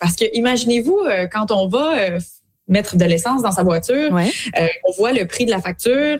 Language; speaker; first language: French; native; French